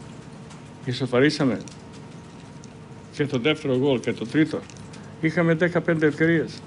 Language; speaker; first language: Greek; non-native, fluent; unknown